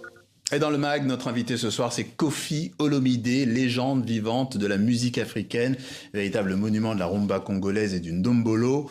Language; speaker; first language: French; native; French